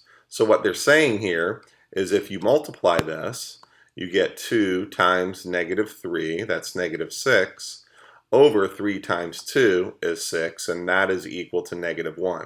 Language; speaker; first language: English; native; English